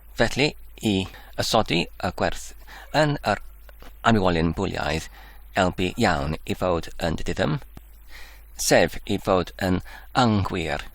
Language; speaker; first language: Welsh; non-native, learner; Dutch